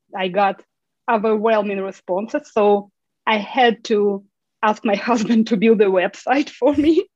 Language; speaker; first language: English; non-native, fluent; Ukrainian